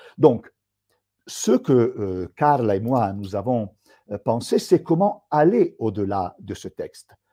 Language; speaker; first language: French; non-native, fluent; Italian